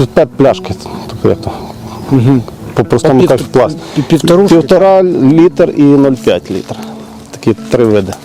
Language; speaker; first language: Ukrainian; native; Ukrainian